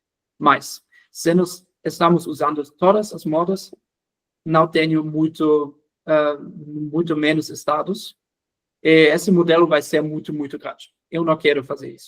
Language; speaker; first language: Portuguese; non-native, fluent; German